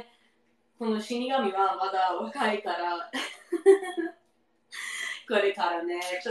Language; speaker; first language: Japanese; non-native, learner; English